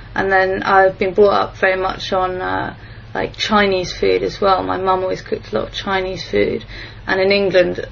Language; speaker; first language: English; native; English